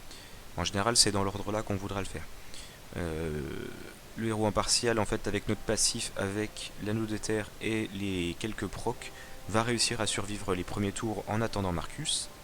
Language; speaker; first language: French; native; French